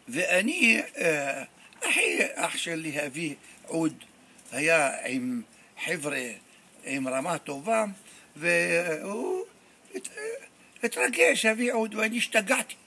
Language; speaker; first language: Hebrew; non-native, fluent; Arabic